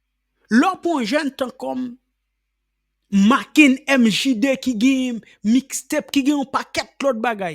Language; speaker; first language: Haitian Creole; native; Haitian Creole